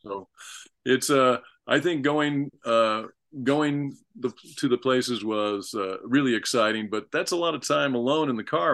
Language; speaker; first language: English; native; English